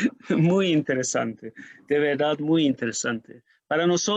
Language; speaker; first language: Spanish; non-native, learner; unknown